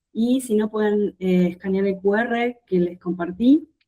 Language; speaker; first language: Spanish; native; Spanish